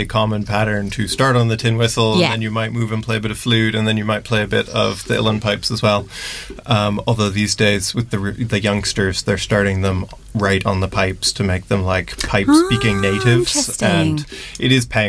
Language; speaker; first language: English; native; English